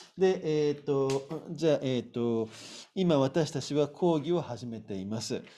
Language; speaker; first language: Japanese; native; Japanese